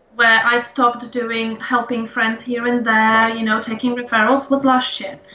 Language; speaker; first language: English; non-native, fluent; Polish